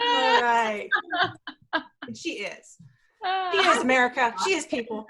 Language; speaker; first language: English; native; English